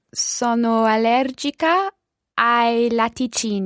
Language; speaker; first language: Italian; non-native, learner; English